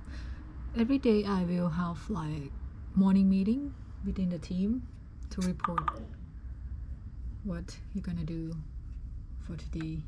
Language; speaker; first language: English; non-native, fluent; Lao